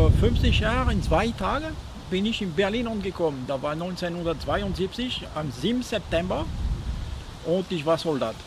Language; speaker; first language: German; non-native, fluent; French